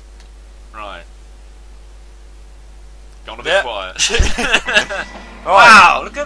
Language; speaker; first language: English; native; English